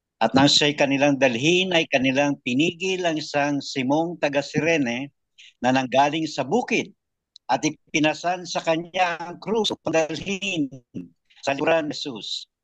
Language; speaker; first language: Filipino; native; Filipino